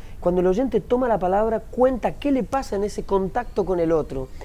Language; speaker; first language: Spanish; native; Spanish